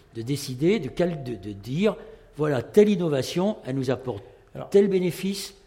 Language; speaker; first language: French; native; French